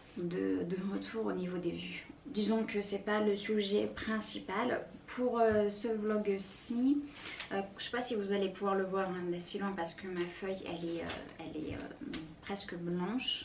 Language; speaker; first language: French; native; French